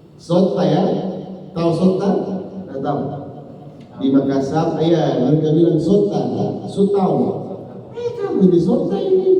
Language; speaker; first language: Indonesian; non-native, learner; Arabic